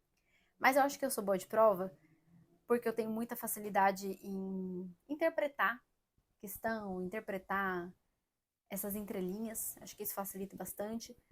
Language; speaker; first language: Portuguese; native; Portuguese